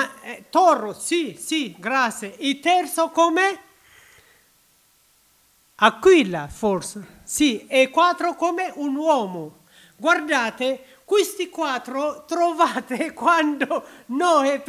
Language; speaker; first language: Italian; non-native, learner; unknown